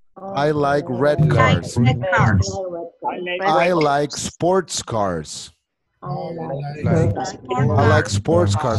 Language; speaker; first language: English; non-native, fluent; Spanish